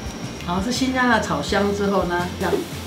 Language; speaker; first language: Chinese; native; Chinese